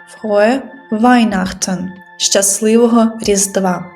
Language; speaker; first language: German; non-native, fluent; Ukrainian